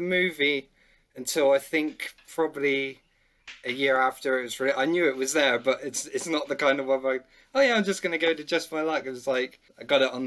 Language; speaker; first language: English; native; English